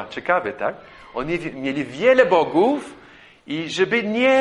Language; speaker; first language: Polish; non-native, fluent; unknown